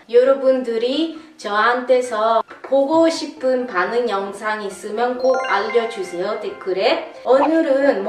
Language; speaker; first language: Korean; non-native, learner; Italian